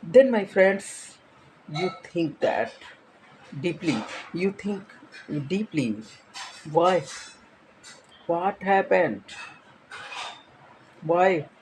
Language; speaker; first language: English; non-native, learner; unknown